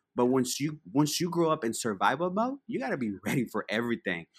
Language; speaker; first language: English; early bilingual, other home language; Spanish